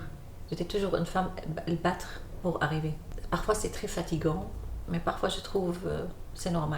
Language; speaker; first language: French; non-native, learner; Arabic